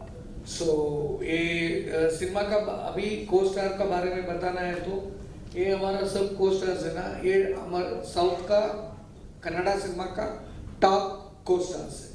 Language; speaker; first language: Hindi; non-native, local second language; Kannada